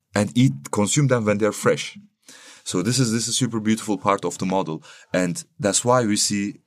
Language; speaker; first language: English; non-native, fluent; Turkish